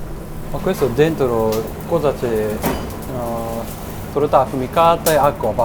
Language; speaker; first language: Italian; non-native, learner; Japanese